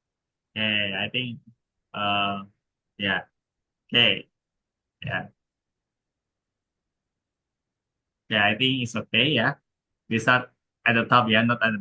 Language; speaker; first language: English; non-native, learner; Indonesian